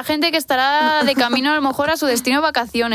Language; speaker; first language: Spanish; native; Spanish